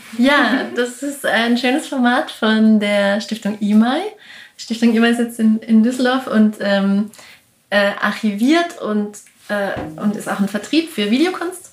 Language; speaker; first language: German; native; German